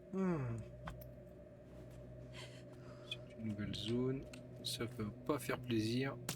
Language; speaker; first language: French; native; French